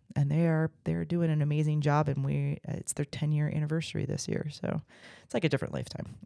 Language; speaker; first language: English; native; English